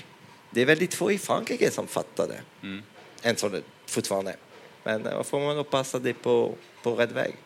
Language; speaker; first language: Swedish; non-native, fluent; French